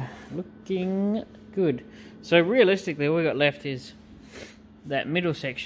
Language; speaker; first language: English; native; English